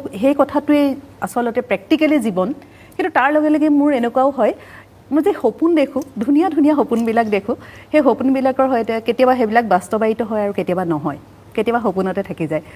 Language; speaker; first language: Assamese; native; Assamese